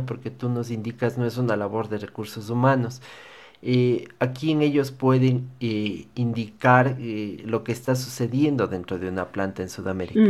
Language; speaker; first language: Spanish; native; Spanish